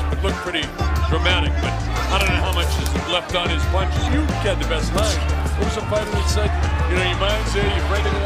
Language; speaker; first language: English; native; English